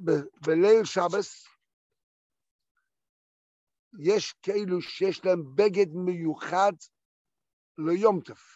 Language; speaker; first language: Hebrew; non-native, fluent; Yiddish